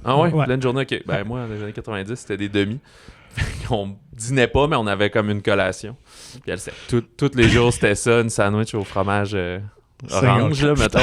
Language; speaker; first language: French; native; French